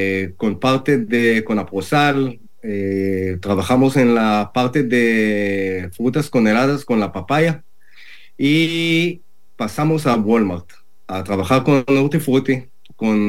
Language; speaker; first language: Spanish; non-native, learner; Hebrew